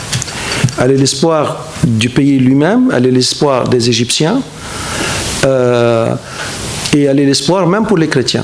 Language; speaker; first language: French; non-native, fluent; Arabic